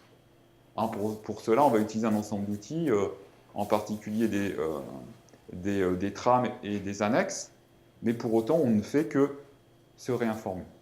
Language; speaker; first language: French; native; French